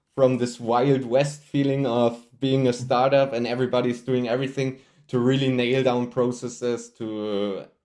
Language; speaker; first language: English; non-native, fluent; German